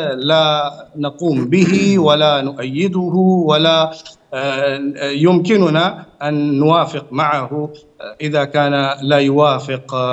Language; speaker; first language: Arabic; non-native, fluent; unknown